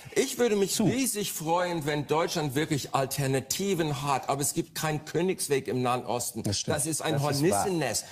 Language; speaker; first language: German; non-native, fluent; English